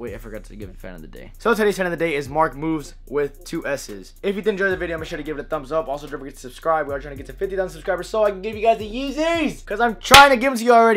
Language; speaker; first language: English; native; English